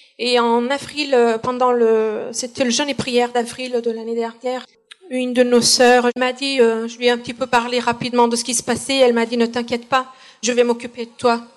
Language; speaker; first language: French; non-native, fluent; Portuguese